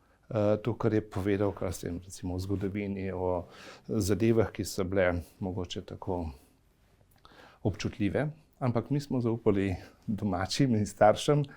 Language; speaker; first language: Slovenian; native; Slovenian